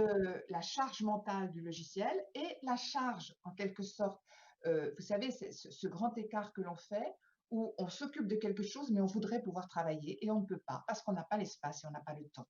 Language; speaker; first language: French; native; French